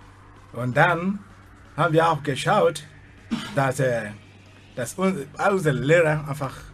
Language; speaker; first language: German; non-native, fluent; Igbo